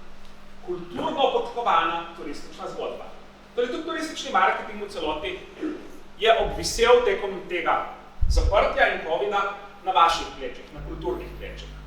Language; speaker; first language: Slovenian; native; Slovenian